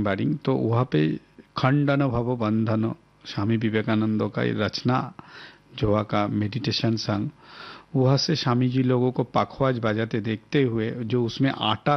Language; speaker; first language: Hindi; non-native, local second language; Bangla